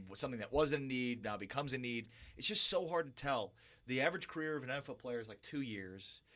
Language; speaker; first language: English; native; English